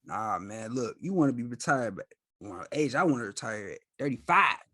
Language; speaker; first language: English; native; English